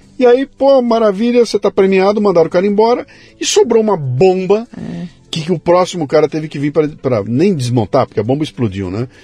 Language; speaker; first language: Portuguese; native; Portuguese